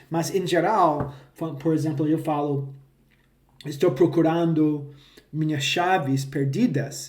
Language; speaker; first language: Portuguese; non-native, fluent; English